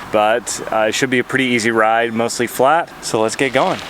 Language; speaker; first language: English; native; English